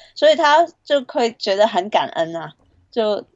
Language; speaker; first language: Chinese; non-native, fluent; Cantonese